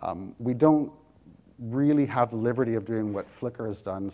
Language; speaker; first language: English; native; English